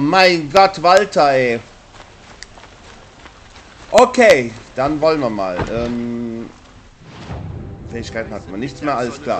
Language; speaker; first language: German; native; German